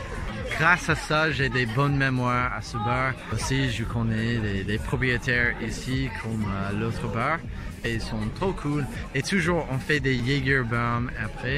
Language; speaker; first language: French; non-native, fluent; English